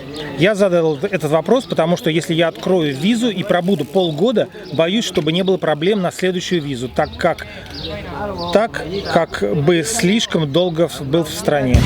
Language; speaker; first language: Russian; native; Russian